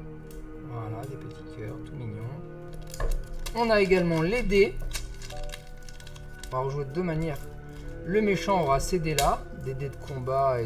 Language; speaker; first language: French; native; French